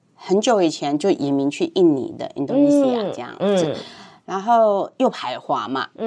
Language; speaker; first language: Chinese; non-native, fluent; Cantonese